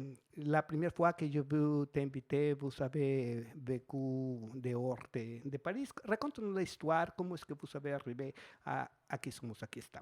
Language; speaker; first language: French; non-native, fluent; Spanish